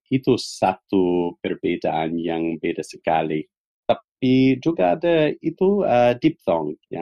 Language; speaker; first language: Indonesian; non-native, fluent; English